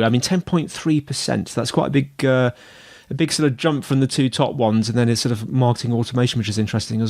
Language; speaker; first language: English; native; English